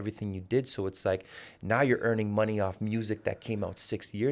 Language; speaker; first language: English; native; English